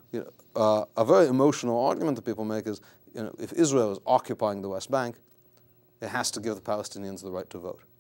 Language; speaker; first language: English; native; English